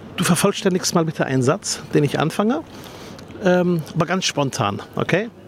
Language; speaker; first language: German; early bilingual, other home language; Arabic